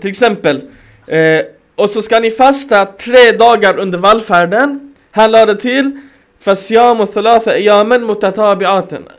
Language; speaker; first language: Swedish; early bilingual, other home language; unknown